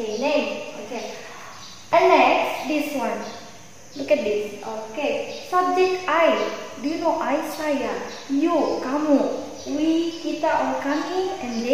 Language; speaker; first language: English; non-native, learner; Indonesian